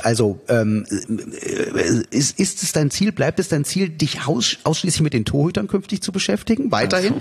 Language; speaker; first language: German; native; German